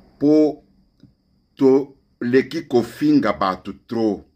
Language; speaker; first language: Lingala; non-native, local second language; Luba-Lulua